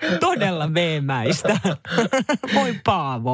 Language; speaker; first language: Finnish; native; Finnish